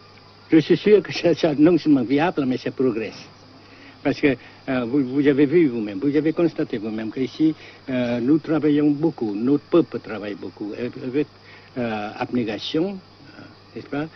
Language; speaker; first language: French; non-native, fluent; Vietnamese